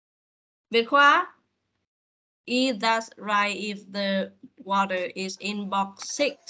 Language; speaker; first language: English; non-native, fluent; Vietnamese